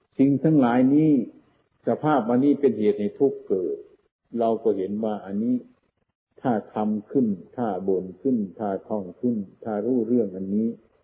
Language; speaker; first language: Thai; non-native, local second language; Northeastern Thai